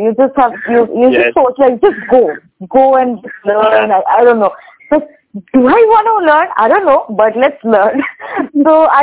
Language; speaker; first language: English; non-native, local second language; Bangla